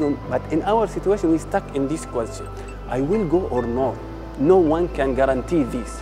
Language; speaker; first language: English; non-native, learner; Arabic